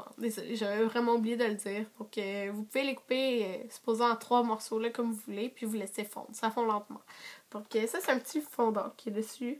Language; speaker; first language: French; native; French